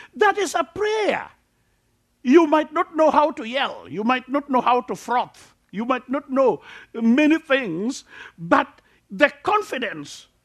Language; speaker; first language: English; non-native, local second language; Luo (Kenya and Tanzania)